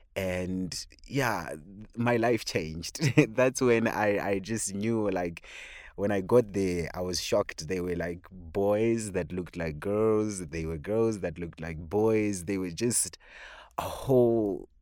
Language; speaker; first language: English; non-native, local second language; Shona